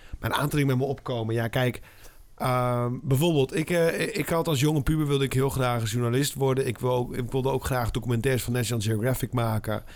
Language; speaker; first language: Dutch; native; Dutch